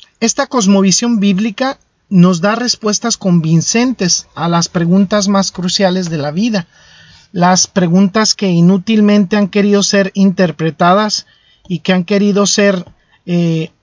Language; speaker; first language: Spanish; native; Spanish